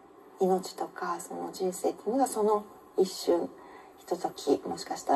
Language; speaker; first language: Japanese; native; Japanese